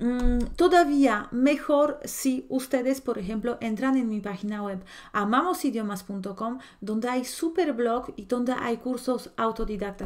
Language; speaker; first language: Spanish; non-native, fluent; Polish